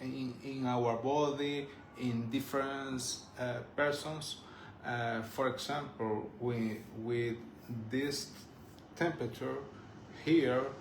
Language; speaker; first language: English; non-native, learner; Spanish